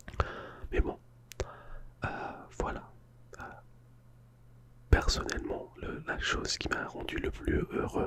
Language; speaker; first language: French; non-native, fluent; English